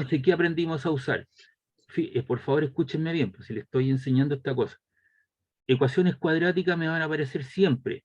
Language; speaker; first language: Spanish; native; Spanish